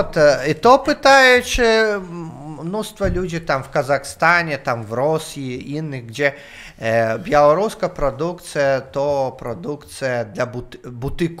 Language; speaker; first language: Polish; non-native, learner; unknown